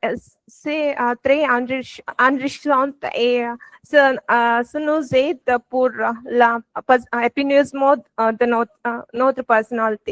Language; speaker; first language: French; non-native, learner; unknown